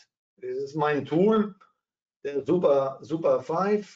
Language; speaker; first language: German; non-native, fluent; Dutch